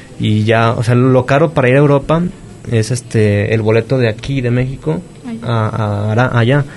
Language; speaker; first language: Spanish; native; Spanish